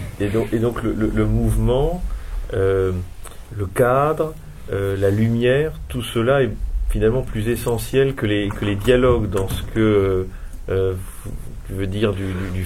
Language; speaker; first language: French; native; French